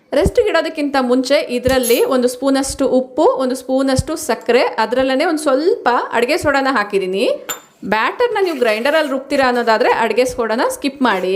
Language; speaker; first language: Kannada; non-native, local second language; Telugu